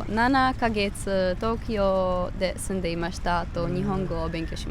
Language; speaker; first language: Japanese; non-native, learner; Czech